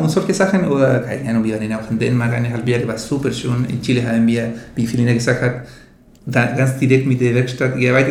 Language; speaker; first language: German; non-native, learner; Spanish